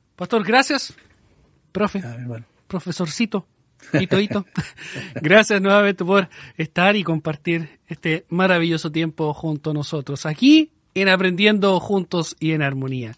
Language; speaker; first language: Spanish; native; Spanish